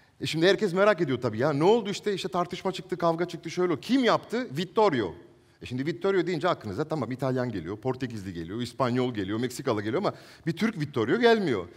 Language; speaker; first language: Turkish; non-native, local second language; Italian